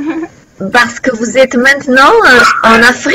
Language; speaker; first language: French; non-native, learner; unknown